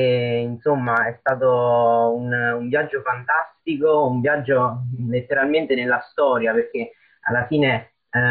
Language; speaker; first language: Italian; native; Italian